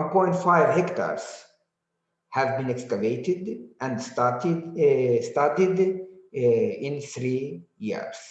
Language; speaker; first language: English; non-native, learner; Azerbaijani